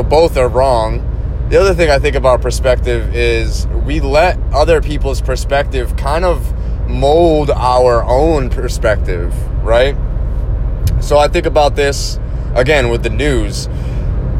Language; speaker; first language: English; native; English